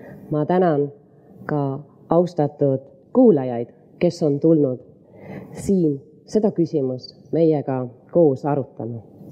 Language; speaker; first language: Estonian; early bilingual, heritage; Estonian